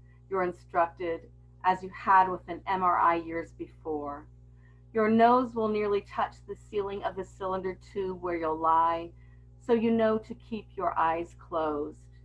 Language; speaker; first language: English; native; English